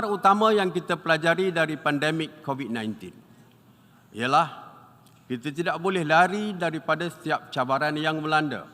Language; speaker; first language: Malay; native; Malay